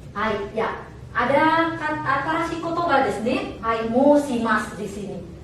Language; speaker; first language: Japanese; non-native, fluent; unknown